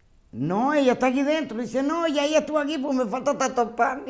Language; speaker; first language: Spanish; native; Spanish